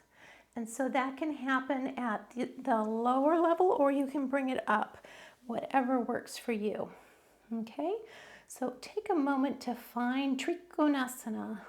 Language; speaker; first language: English; native; English